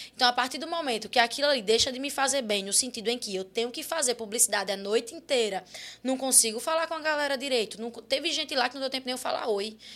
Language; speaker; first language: Portuguese; native; Portuguese